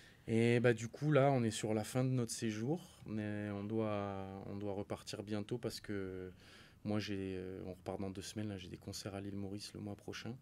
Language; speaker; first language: French; native; French